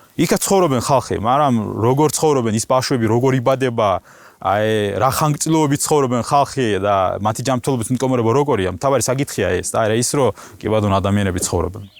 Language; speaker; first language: Georgian; non-native, local second language; Azerbaijani